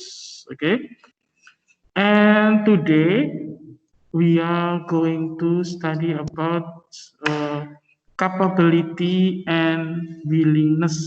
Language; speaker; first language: English; non-native, fluent; Indonesian